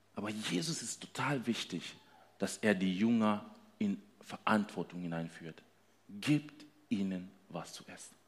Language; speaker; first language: German; non-native, fluent; Swahili